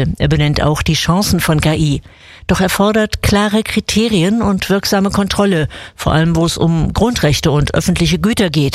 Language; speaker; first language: German; native; German